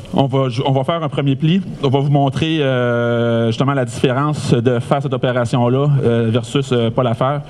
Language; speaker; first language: French; native; French